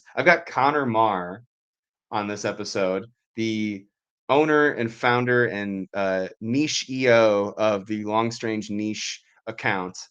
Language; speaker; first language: English; native; English